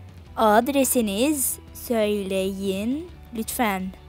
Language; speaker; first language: Turkish; non-native, fluent; Arabic